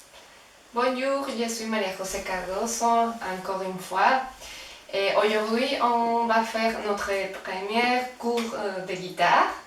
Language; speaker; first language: French; non-native, fluent; Spanish